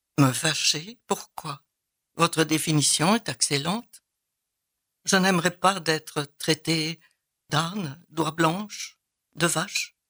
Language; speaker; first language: French; native; French